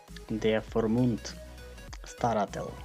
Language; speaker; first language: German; non-native, fluent; Macedonian